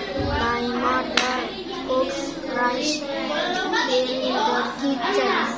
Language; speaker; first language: English; non-native, learner; Indonesian